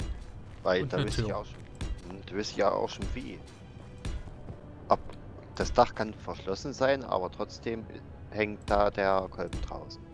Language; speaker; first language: German; native; German